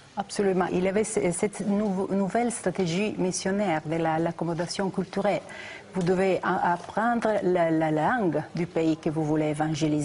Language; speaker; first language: French; non-native, fluent; Italian